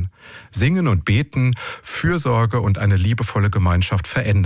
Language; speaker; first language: German; native; German